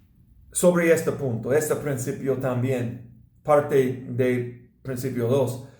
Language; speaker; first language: Spanish; non-native, learner; English